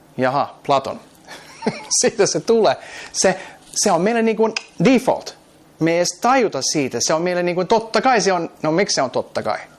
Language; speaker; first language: Finnish; non-native, fluent; English